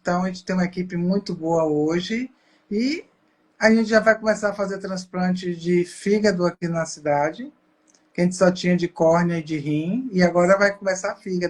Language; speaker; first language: Portuguese; native; Portuguese